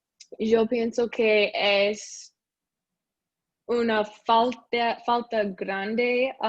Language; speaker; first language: Spanish; non-native, learner; English